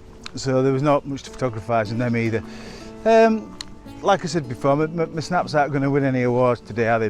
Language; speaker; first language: English; native; English